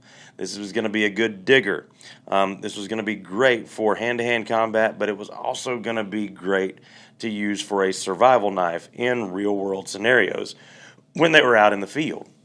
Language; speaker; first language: English; native; English